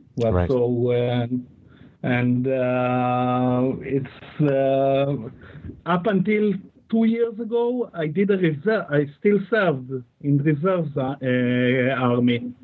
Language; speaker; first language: English; non-native, fluent; Hebrew